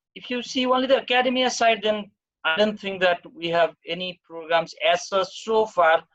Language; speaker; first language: English; non-native, local second language; Nepali